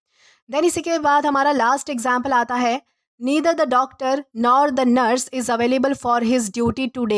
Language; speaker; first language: Hindi; native; Hindi